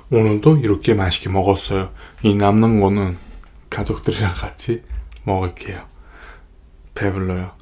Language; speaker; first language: Korean; non-native, fluent; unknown